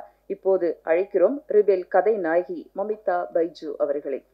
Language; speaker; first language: Tamil; native; Tamil